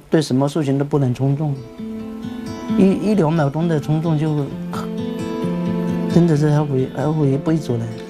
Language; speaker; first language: Chinese; native; Chinese